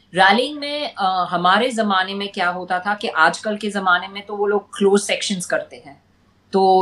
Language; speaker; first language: Hindi; non-native, local second language; English